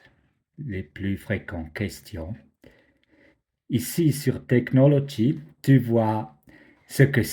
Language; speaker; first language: French; non-native, fluent; German